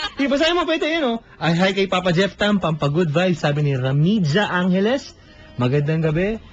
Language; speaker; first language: Filipino; native; Filipino